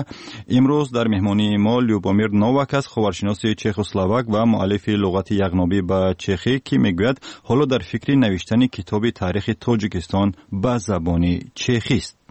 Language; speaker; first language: Tajik; native; Tajik